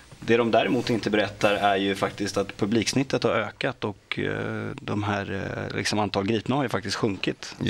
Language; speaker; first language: Swedish; native; Swedish